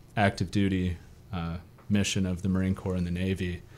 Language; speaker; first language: English; native; English